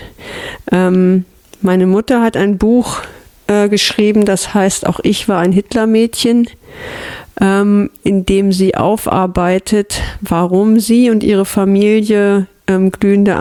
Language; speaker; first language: German; native; German